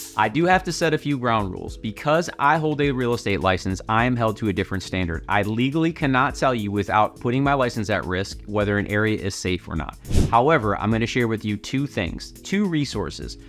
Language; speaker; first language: English; native; English